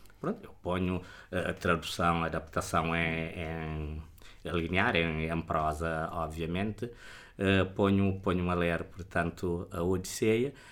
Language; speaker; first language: Portuguese; non-native, local second language; Kabuverdianu